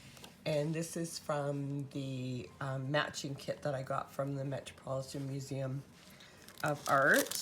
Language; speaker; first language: English; native; English